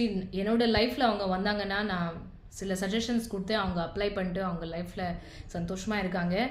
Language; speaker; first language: Tamil; non-native, local second language; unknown